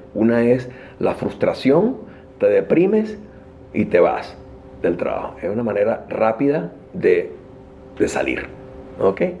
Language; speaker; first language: Spanish; native; Spanish